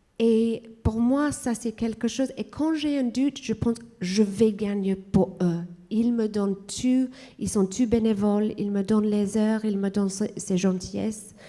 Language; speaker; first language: French; non-native, fluent; English